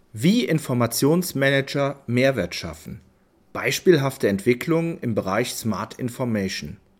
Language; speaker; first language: German; native; German